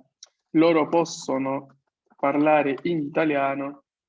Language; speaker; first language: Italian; non-native, fluent; Spanish